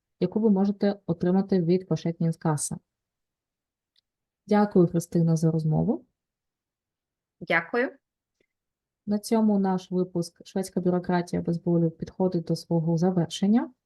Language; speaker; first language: Ukrainian; native; Ukrainian